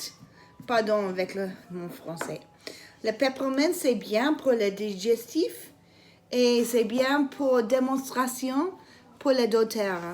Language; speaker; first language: French; non-native, learner; English